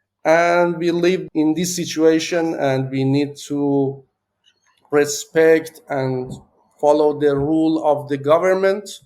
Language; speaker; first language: English; non-native, learner; Persian